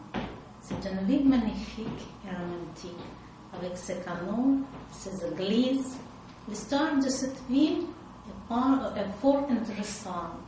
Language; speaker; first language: French; non-native, learner; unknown